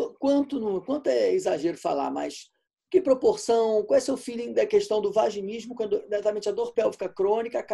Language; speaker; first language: Portuguese; native; Portuguese